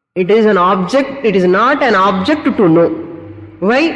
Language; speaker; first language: English; non-native, local second language; Telugu